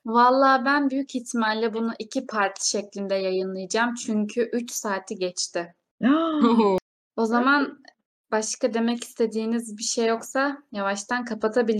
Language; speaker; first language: Turkish; native; Turkish